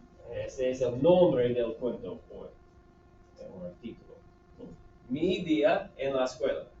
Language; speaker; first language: Spanish; non-native, fluent; English